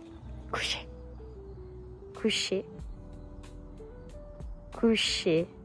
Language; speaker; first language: French; native; French